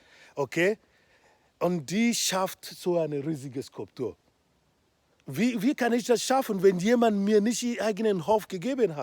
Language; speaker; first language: German; non-native, fluent; Igbo